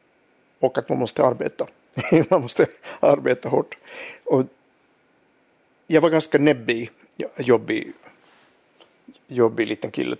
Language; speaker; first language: Swedish; non-native, local second language; Finnish